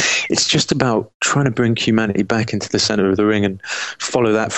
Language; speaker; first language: English; native; English